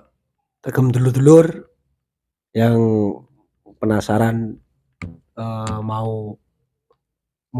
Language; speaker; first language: Indonesian; non-native, local second language; Javanese